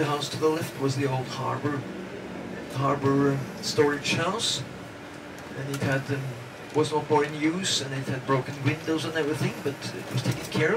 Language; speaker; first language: English; non-native, fluent; Norwegian